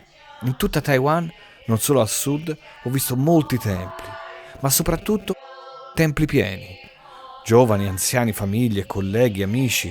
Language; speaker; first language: Italian; native; Italian